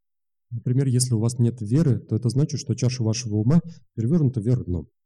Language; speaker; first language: Russian; native; Russian